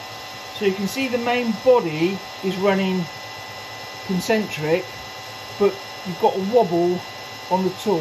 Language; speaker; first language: English; native; English